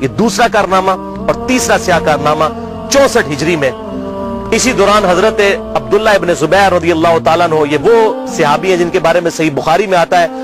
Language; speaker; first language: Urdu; non-native, local second language; Punjabi